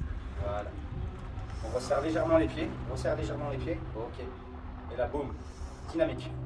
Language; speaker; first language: French; native; French